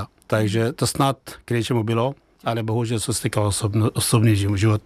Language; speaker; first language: Czech; non-native, fluent; Persian